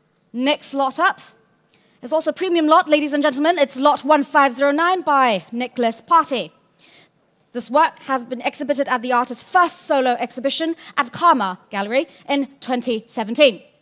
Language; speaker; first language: English; non-native, local second language; Cantonese